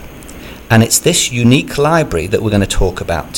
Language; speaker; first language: English; native; English